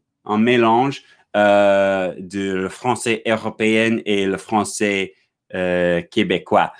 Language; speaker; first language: French; non-native, learner; English